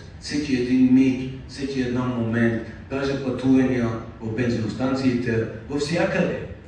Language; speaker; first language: Bulgarian; non-native, fluent; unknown